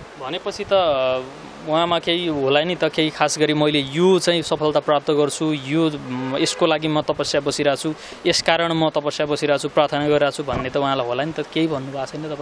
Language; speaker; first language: Nepali; native; Nepali